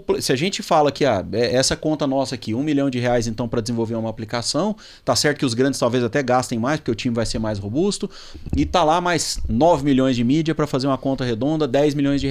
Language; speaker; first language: Portuguese; native; Portuguese